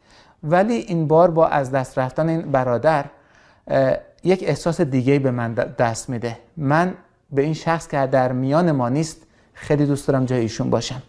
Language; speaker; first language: Persian; native; Persian